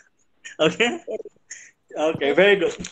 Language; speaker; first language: English; non-native, fluent; Indonesian